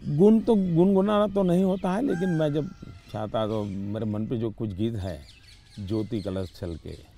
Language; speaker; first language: Hindi; non-native, local second language; Gujarati